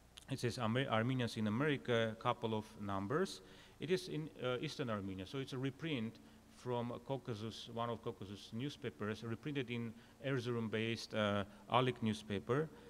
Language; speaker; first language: English; non-native, fluent; Armenian